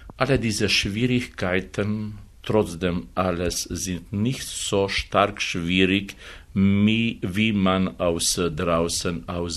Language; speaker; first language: German; non-native, fluent; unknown